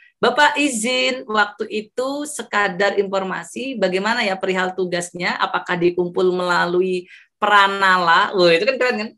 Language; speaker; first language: Indonesian; non-native, local second language; Javanese